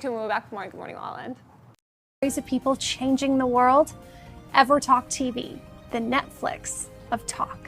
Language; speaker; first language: English; native; English